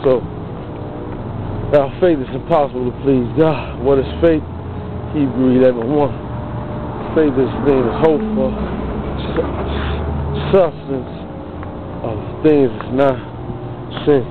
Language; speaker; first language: English; native; English